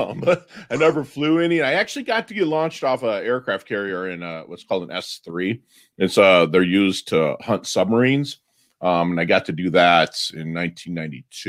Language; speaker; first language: English; native; English